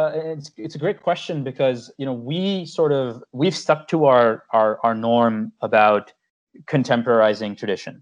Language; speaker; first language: English; native; English